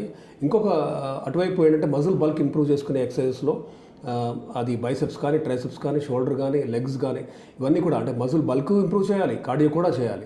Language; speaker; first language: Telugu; native; Telugu